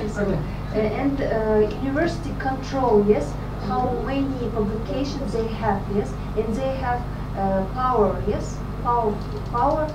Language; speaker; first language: English; non-native, fluent; Russian